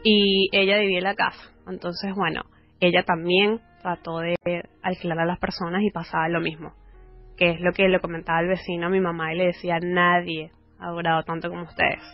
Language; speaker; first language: Spanish; native; Spanish